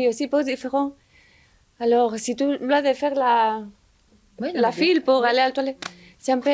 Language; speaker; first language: French; non-native, learner; Spanish